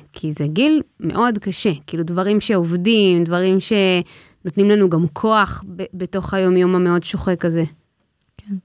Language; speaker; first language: Hebrew; native; Hebrew